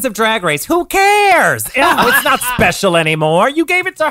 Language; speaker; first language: English; native; English